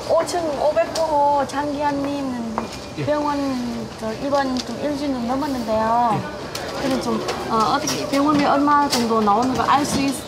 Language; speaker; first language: Korean; non-native, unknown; Vietnamese